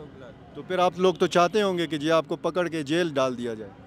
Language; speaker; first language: Urdu; native; Urdu